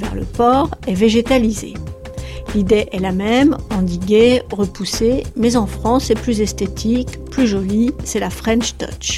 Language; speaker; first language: French; native; French